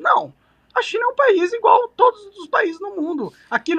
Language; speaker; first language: Portuguese; native; Portuguese